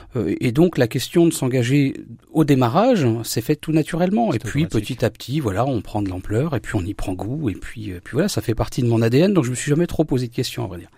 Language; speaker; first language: French; native; French